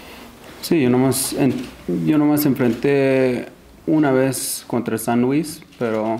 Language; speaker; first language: Spanish; early bilingual, heritage; Spanish